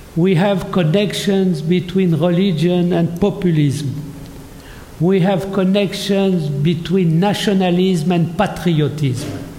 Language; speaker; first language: English; non-native, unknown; French